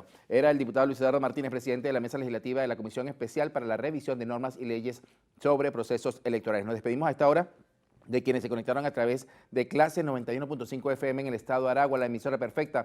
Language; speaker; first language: Spanish; native; Spanish